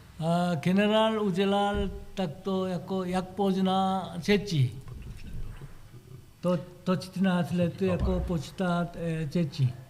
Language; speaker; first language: Czech; non-native, learner; Korean